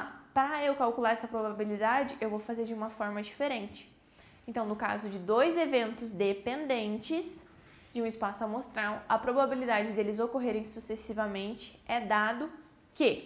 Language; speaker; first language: Portuguese; native; Portuguese